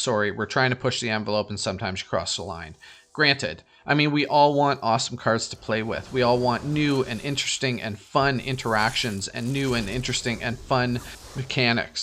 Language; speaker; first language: English; native; English